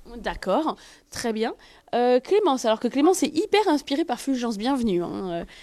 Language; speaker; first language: French; native; French